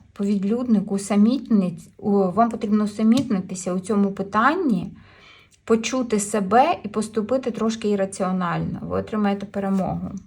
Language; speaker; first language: Ukrainian; non-native, local second language; Russian